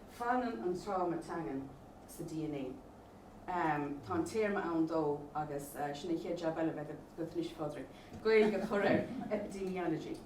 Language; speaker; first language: Irish; native; Irish